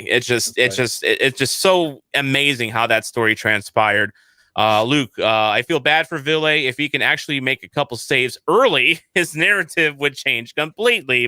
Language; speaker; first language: English; native; English